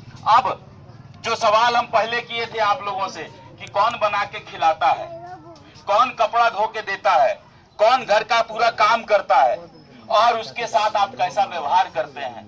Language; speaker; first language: Hindi; non-native, local second language; Bhojpuri